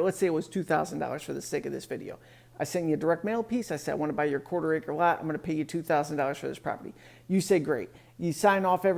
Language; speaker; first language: English; native; English